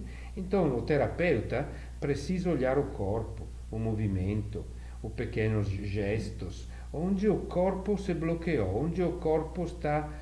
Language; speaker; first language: Portuguese; non-native, fluent; Italian